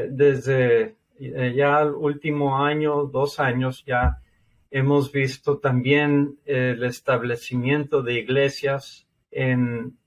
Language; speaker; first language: Spanish; non-native, fluent; English